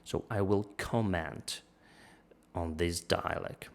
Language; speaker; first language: English; non-native, fluent; Russian